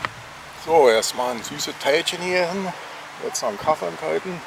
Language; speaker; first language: German; native; German